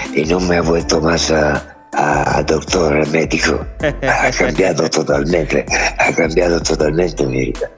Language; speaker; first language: Spanish; non-native, fluent; Italian